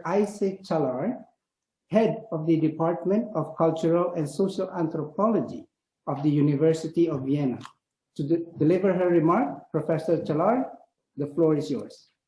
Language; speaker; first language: English; non-native, fluent; Indonesian